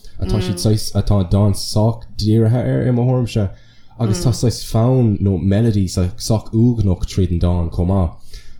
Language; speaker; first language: Irish; non-native, local second language; English